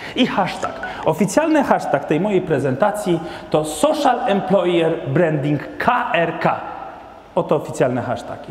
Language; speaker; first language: Polish; non-native, fluent; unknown